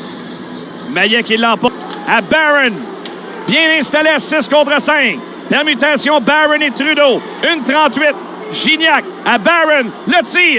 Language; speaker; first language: French; native; French